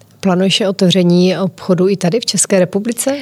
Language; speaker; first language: Czech; native; Czech